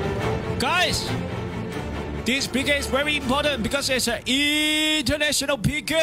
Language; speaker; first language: English; non-native, learner; Chinese